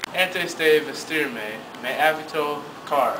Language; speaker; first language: Spanish; non-native, learner; English